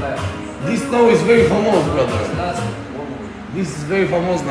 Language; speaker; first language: English; non-native, learner; Albanian